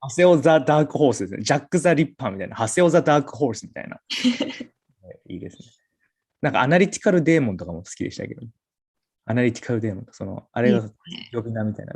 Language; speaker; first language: Japanese; native; Japanese